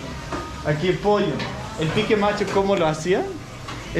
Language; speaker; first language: Spanish; non-native, learner; Danish